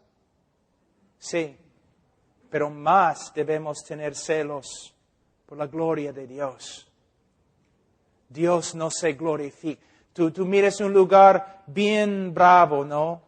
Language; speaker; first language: Spanish; non-native, fluent; English